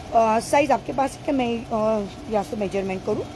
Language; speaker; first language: Hindi; non-native, local second language; Marathi